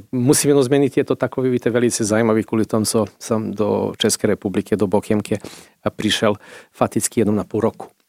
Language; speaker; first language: Czech; non-native, fluent; Serbian